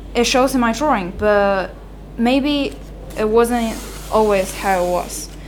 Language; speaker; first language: English; non-native, fluent; Chinese